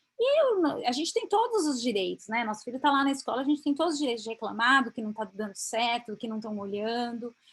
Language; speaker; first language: Portuguese; native; Portuguese